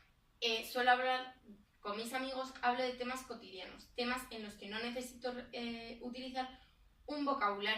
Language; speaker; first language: Spanish; native; Spanish